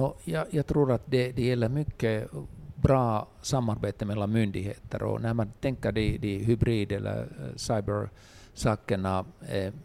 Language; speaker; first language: Swedish; non-native, local second language; Finnish